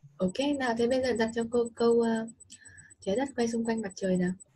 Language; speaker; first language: Vietnamese; native; Vietnamese